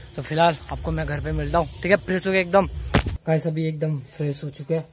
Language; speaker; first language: Hindi; non-native, local second language; Gujarati